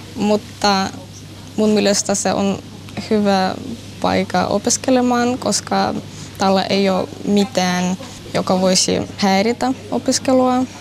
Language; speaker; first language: Finnish; non-native, learner; Russian